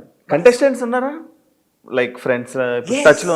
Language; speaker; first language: Telugu; native; Telugu